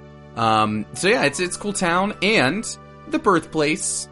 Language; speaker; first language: English; native; English